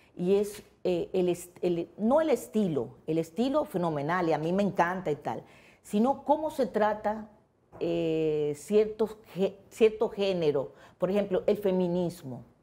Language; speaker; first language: Spanish; native; Spanish